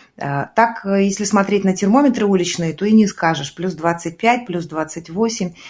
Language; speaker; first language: Russian; native; Russian